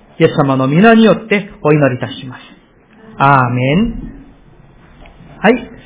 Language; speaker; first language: Japanese; non-native, fluent; Korean